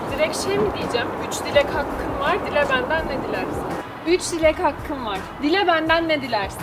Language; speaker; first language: Turkish; native; Turkish